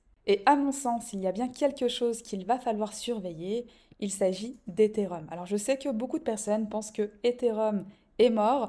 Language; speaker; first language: French; native; French